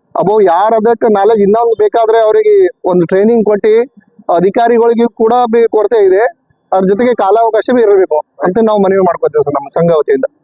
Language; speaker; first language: Kannada; non-native, local second language; Lambadi